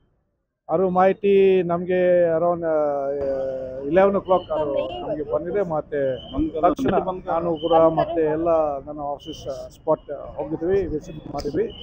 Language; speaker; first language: Kannada; non-native, fluent; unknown